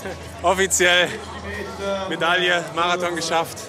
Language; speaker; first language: German; native; German